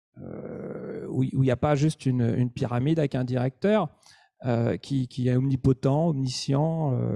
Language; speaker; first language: French; native; French